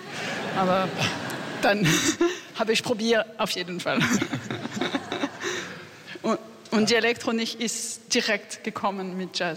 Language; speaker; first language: German; non-native, fluent; French